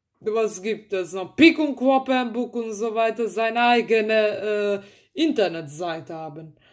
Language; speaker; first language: German; early bilingual, other home language; Macedonian